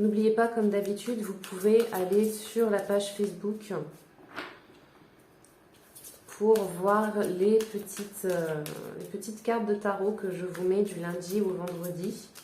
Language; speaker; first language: French; native; French